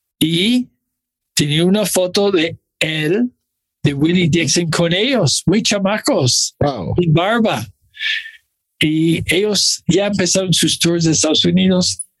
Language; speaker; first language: Spanish; non-native, fluent; English